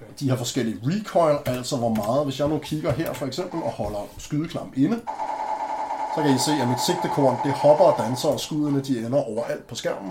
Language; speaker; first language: Danish; native; Danish